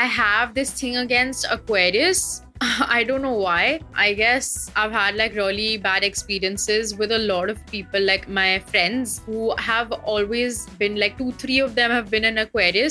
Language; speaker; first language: English; non-native, local second language; Hindi